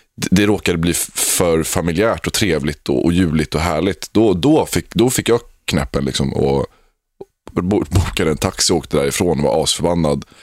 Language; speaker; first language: Swedish; native; Swedish